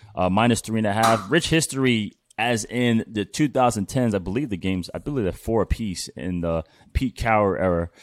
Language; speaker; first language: English; native; English